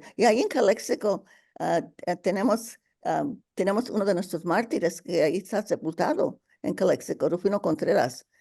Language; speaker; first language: Spanish; early bilingual, heritage; Spanish